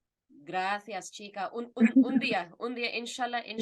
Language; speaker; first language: Spanish; non-native, fluent; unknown